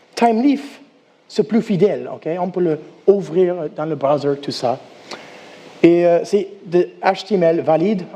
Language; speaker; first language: French; non-native, learner; English